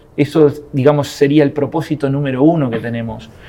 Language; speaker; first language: Spanish; native; Spanish